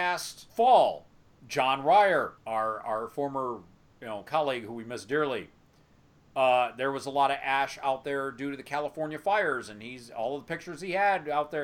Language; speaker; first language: English; native; English